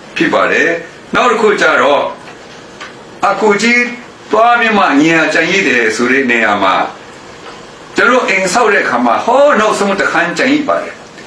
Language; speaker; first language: Burmese; non-native, local second language; Kachin